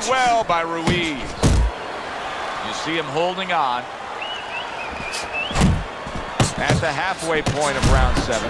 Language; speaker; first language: English; native; English